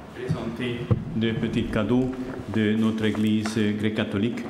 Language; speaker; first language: French; non-native, learner; Hungarian